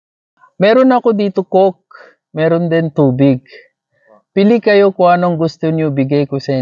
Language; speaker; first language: Filipino; non-native, learner; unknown